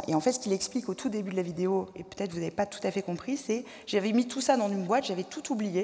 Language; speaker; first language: French; native; French